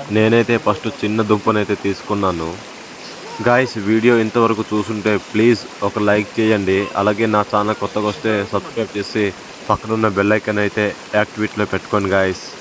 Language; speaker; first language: Telugu; non-native, local second language; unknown